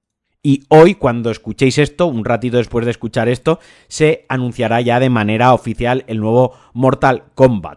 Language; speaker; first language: Spanish; native; Spanish